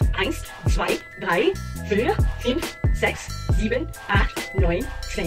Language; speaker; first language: German; non-native, learner; English